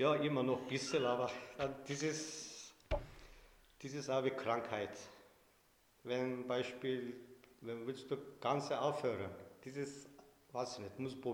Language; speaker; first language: German; non-native, learner; Turkish